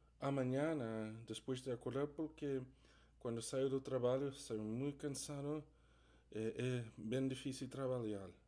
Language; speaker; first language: Spanish; non-native, learner; English